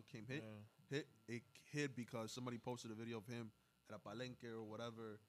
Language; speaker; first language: English; early bilingual, other home language; Spanish